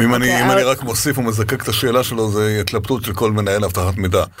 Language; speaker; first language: Hebrew; native; Hebrew